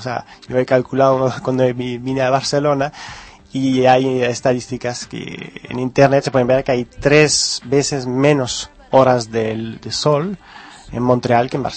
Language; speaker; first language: Spanish; early bilingual, heritage; Spanish